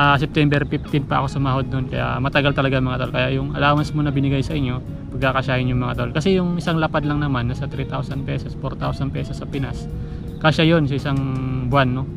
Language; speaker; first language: Filipino; native; Filipino